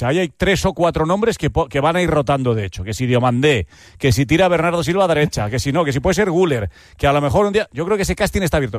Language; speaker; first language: Spanish; native; Spanish